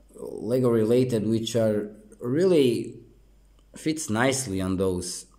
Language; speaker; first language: English; non-native, fluent; Croatian